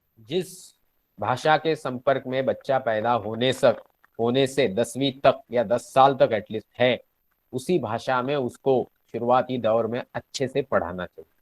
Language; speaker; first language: Hindi; non-native, local second language; Marathi